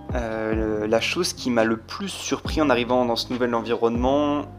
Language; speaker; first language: French; native; French